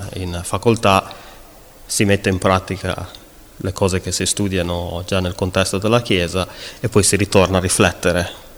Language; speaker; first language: Italian; native; Italian